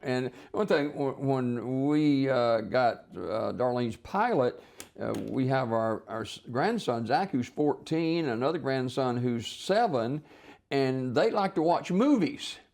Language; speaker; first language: English; native; English